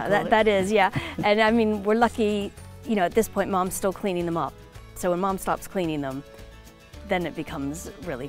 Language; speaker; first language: English; native; English